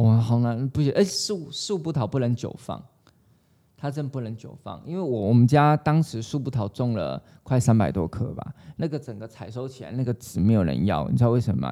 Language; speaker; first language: Chinese; native; Chinese